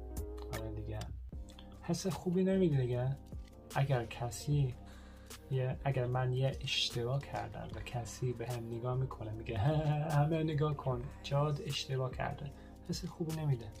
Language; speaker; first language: Persian; early bilingual, heritage; Persian